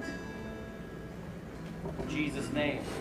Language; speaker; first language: English; native; English